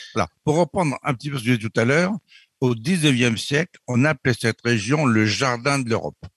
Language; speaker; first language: French; native; French